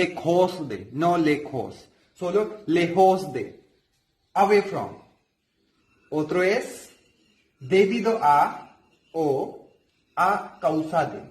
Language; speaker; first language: Spanish; non-native, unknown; Hindi